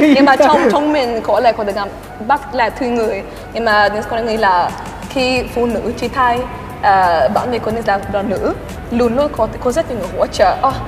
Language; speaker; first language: Vietnamese; early bilingual, heritage; Swedish